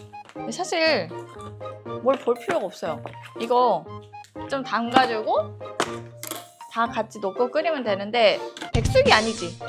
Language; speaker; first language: Korean; non-native, fluent; Japanese